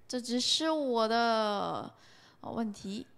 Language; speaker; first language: Chinese; non-native, learner; Korean